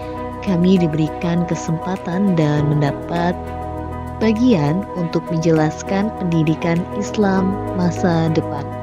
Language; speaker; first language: Indonesian; native; Indonesian